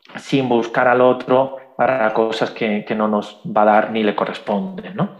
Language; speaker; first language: Spanish; native; Spanish